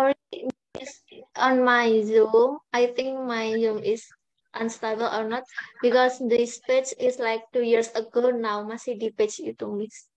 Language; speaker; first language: English; non-native, learner; Indonesian